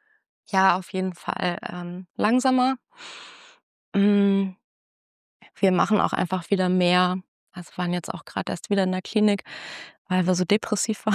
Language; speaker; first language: German; native; German